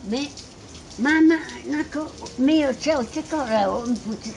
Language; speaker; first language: Chinese; non-native, local second language; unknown